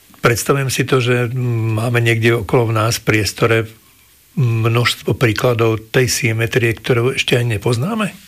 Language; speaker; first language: Slovak; native; Slovak